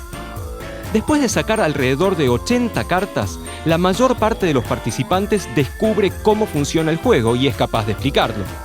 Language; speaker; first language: Spanish; native; Spanish